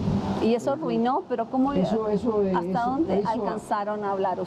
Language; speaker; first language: Spanish; native; Spanish